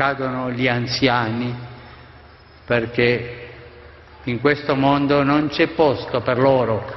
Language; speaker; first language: Italian; non-native, fluent; Spanish